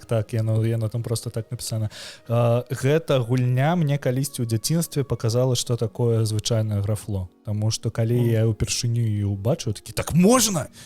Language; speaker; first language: Belarusian; non-native, local second language; Russian